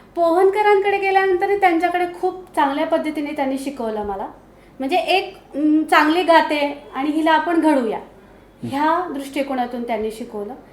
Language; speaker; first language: Marathi; native; Marathi